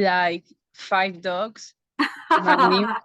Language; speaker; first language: English; non-native, learner; Spanish